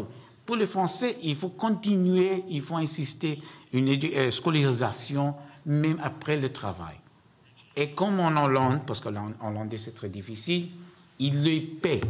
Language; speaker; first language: French; non-native, learner; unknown